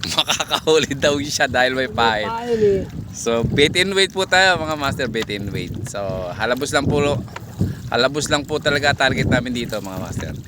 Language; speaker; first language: Filipino; native; Filipino